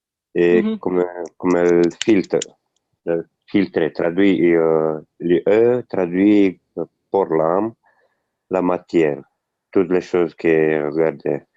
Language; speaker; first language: French; non-native, learner; Italian